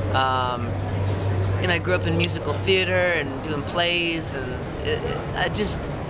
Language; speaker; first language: English; native; English